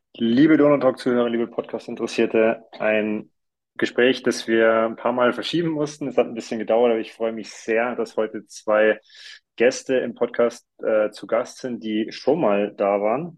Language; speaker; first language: German; native; German